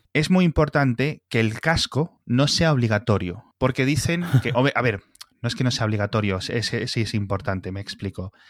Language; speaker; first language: Spanish; native; Spanish